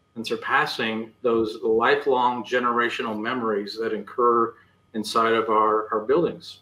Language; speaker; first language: English; native; English